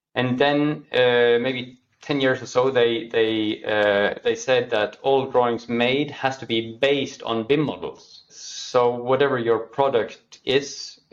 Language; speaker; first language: English; non-native, fluent; Norwegian